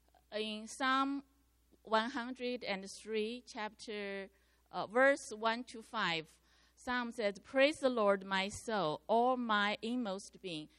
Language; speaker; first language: English; non-native, learner; Chinese